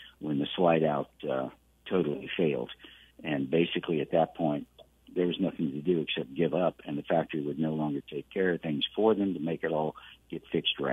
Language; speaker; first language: English; native; English